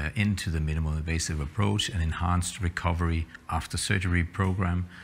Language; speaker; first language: English; non-native, fluent; Danish